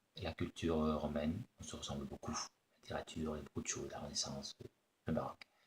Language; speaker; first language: French; early bilingual, other home language; Spanish